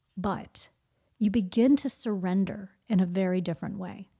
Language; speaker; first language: English; early bilingual, other home language; Hindi